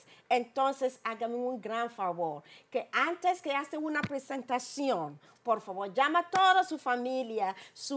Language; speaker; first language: Spanish; non-native, learner; English